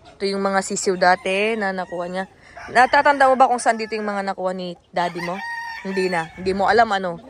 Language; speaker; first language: Filipino; native; Filipino